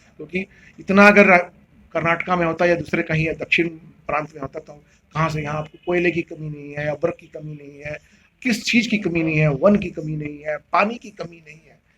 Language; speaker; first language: Hindi; non-native, local second language; Kannada